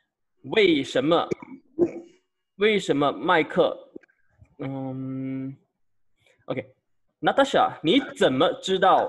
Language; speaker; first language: Chinese; non-native, fluent; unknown